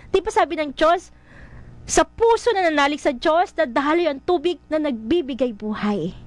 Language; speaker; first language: Filipino; native; Filipino